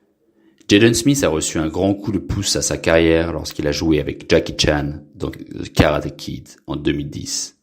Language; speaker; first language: French; non-native, local second language; Haitian Creole